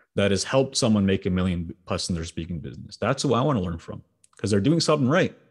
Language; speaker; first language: English; native; English